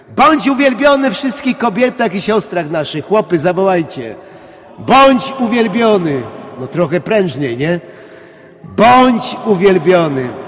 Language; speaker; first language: Polish; native; Polish